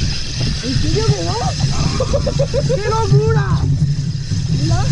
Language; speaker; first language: Spanish; native; Spanish